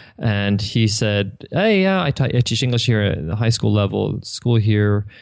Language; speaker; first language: English; native; English